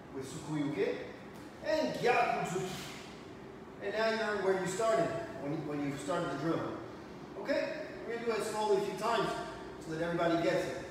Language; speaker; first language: English; native; English